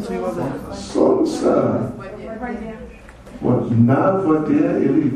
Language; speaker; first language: Russian; non-native, learner; English